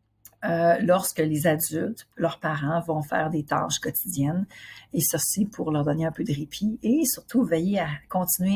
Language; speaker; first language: French; native; French